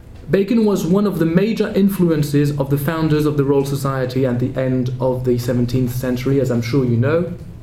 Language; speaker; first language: English; non-native, fluent; French